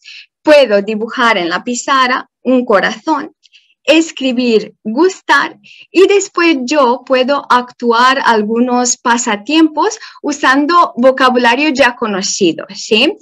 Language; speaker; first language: Spanish; non-native, fluent; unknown